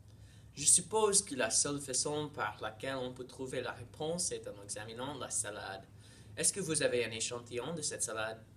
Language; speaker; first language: French; non-native, learner; English